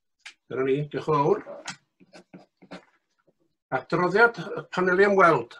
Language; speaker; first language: Welsh; native; Welsh